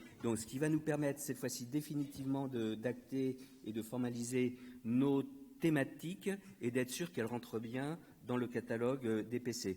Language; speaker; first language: French; native; French